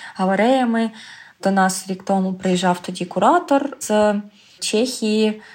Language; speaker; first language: Ukrainian; native; Ukrainian